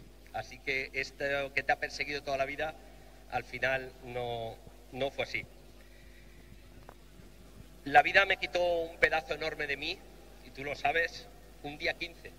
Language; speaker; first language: Spanish; native; Spanish